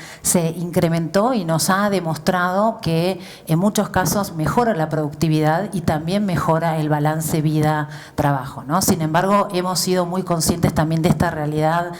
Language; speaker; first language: Spanish; native; Spanish